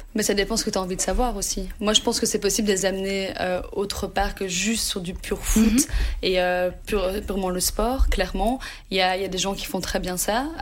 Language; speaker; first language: French; native; French